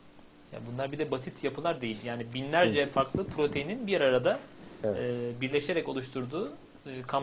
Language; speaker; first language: Turkish; native; Turkish